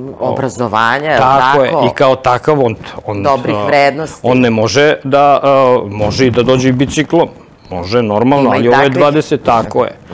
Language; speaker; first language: Serbian; native; Serbian